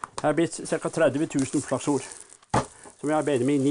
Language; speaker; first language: Norwegian; native; Norwegian